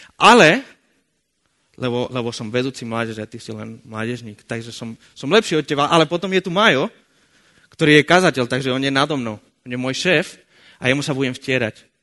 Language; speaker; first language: Slovak; non-native, fluent; Spanish